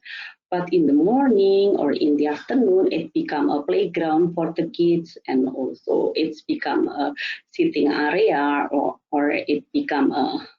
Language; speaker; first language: English; non-native, fluent; Indonesian